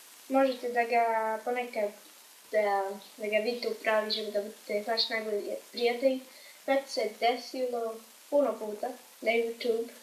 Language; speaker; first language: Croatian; early bilingual, heritage; Croatian